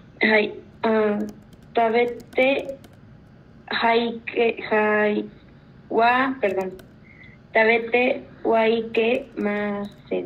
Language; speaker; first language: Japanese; non-native, learner; Spanish